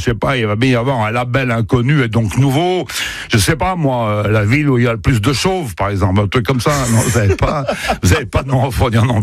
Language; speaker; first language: French; native; French